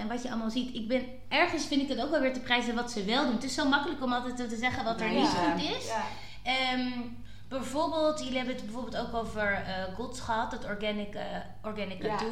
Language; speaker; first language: Dutch; native; Dutch